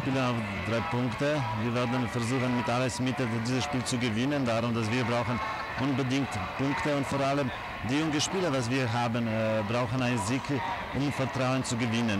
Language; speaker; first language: German; non-native, learner; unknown